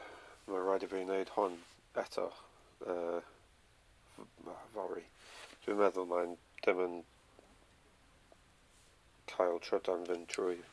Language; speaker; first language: Welsh; non-native, learner; English